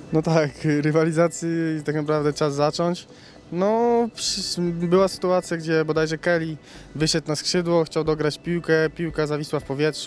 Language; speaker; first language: Polish; native; Polish